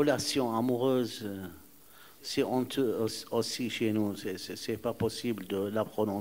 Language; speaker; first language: French; non-native, fluent; Arabic